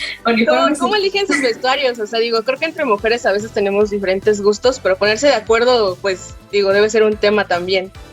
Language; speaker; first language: Spanish; native; Spanish